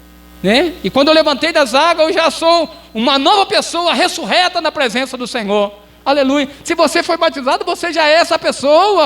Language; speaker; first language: Portuguese; native; Portuguese